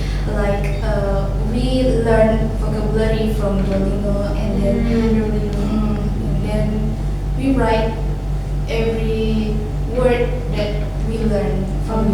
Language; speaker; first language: English; non-native, learner; Indonesian